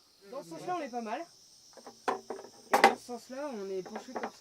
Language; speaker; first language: French; native; French